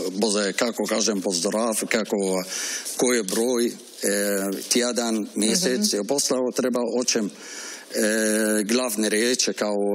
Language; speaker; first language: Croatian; non-native, learner; Arabic